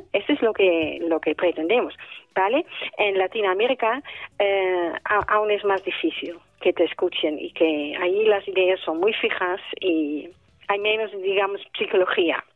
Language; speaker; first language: Spanish; non-native, fluent; Dutch